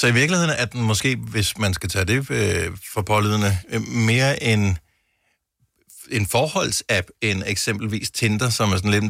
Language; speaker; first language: Danish; native; Danish